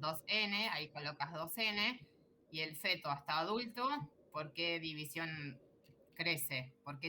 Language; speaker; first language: Spanish; native; Spanish